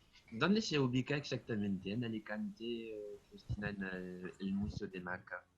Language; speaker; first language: Spanish; non-native, fluent; French